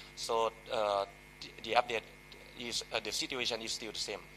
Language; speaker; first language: English; non-native, learner; Thai